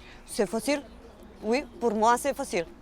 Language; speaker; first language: French; non-native, learner; Serbian